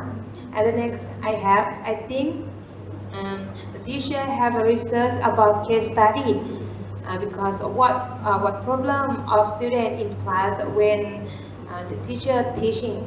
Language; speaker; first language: English; non-native, learner; Thai